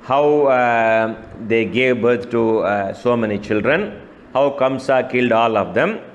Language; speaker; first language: English; non-native, local second language; Tamil